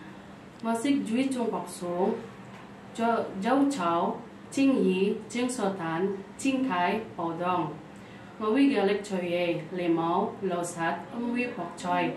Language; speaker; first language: Cantonese; non-native, learner; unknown